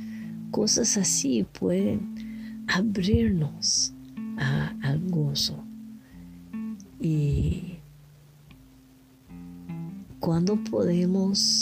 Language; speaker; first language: Spanish; non-native, learner; French